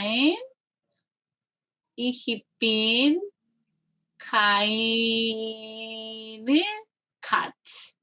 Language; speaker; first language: German; non-native, learner; Korean